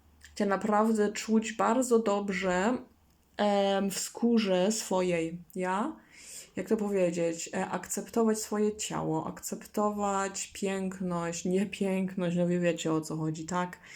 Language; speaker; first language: Polish; non-native, learner; German